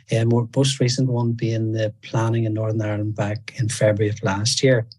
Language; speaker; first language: English; native; English